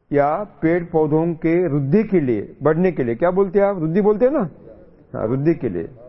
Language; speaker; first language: Hindi; non-native, local second language; Marathi